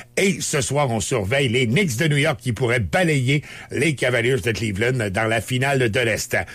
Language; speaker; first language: French; native; French